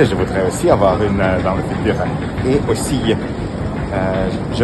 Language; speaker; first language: French; non-native, fluent; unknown